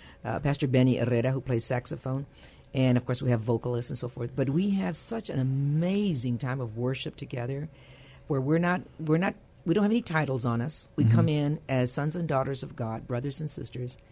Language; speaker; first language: English; early bilingual, other home language; Spanish